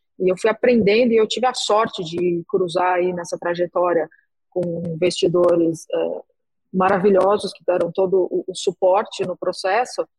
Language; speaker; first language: Portuguese; native; Portuguese